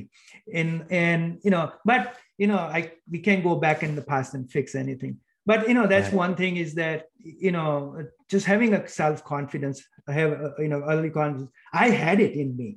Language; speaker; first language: English; non-native, local second language; Gujarati